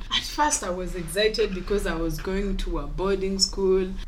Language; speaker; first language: English; non-native, local second language; Luo (Kenya and Tanzania)